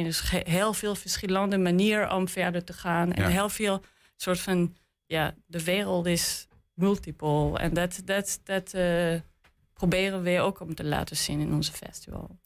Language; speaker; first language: Dutch; non-native, learner; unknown